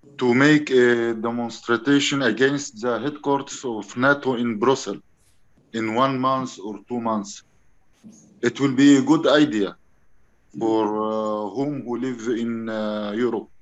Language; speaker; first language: English; non-native, learner; Arabic